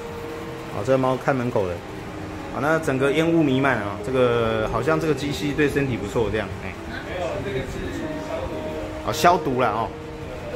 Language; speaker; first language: Chinese; native; Chinese